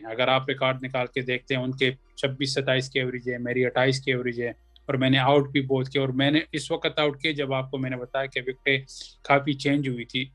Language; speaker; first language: Urdu; non-native, local second language; Pashto